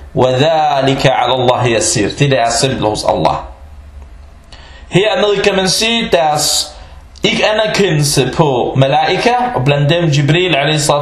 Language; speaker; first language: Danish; early bilingual, other home language; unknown